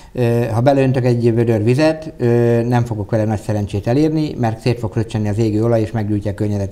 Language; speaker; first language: Hungarian; native; Hungarian